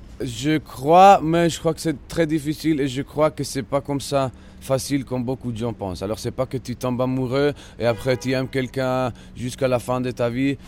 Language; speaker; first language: French; non-native, local second language; Spanish